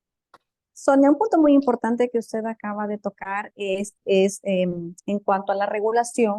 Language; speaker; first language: Spanish; native; Spanish